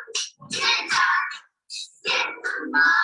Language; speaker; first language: Chinese; non-native, learner; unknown